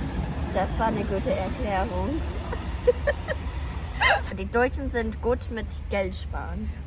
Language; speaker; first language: German; non-native, learner; Japanese